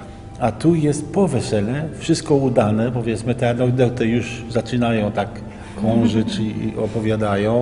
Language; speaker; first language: Polish; early bilingual, heritage; Polish